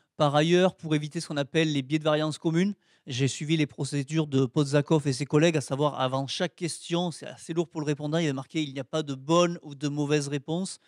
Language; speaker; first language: French; native; French